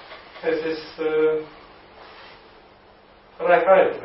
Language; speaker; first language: German; non-native, learner; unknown